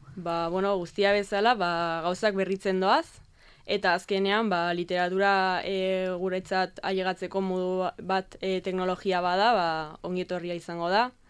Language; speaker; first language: Basque; non-native, local second language; Spanish